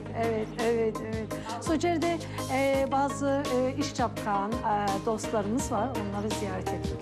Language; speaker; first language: Turkish; early bilingual, other home language; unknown